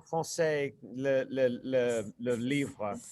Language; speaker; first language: French; non-native, learner; English